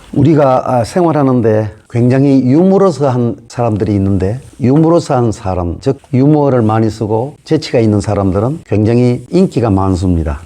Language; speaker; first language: Korean; native; Korean